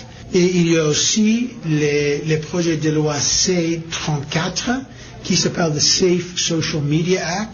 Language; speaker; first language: French; non-native, learner; English